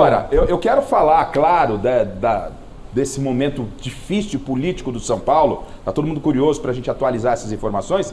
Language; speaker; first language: Portuguese; native; Portuguese